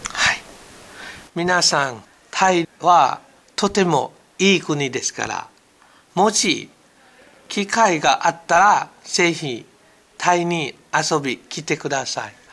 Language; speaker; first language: Japanese; non-native, learner; Thai